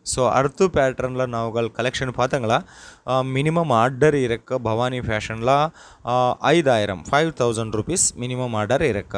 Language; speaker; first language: Tamil; non-native, local second language; Kannada